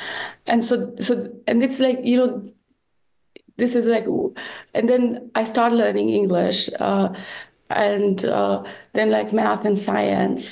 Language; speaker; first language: English; non-native, fluent; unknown